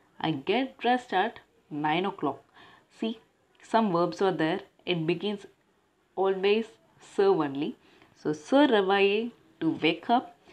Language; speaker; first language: English; non-native, local second language; Tamil